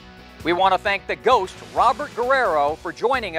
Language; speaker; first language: English; native; English